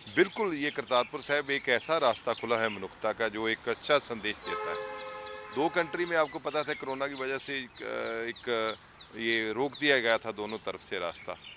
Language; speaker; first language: Hindi; non-native, local second language; Punjabi